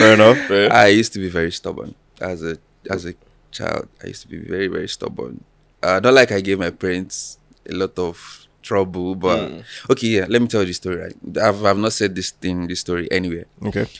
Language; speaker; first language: English; non-native, local second language; Yoruba